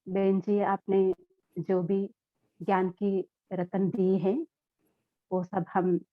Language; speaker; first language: Hindi; non-native, local second language; Malayalam